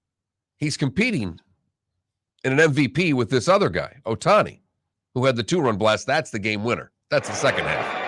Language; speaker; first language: English; native; English